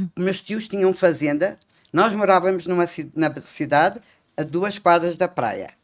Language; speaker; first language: Portuguese; native; Portuguese